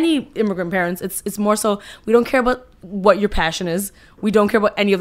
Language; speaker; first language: English; native; English